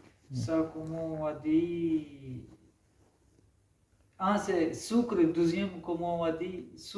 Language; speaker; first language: French; non-native, learner; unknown